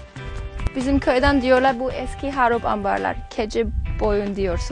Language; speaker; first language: Turkish; non-native, learner; German